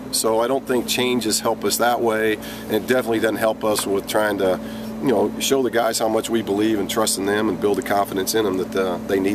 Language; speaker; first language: English; native; English